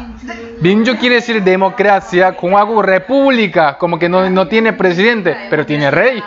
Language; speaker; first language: Spanish; non-native, fluent; Korean